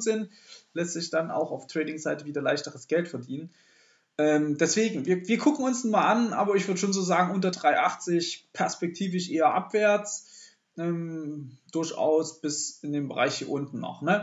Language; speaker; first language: German; native; German